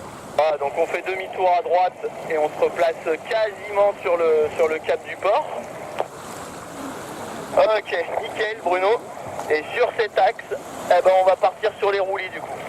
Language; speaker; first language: French; native; French